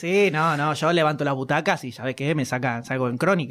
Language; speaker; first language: Spanish; native; Spanish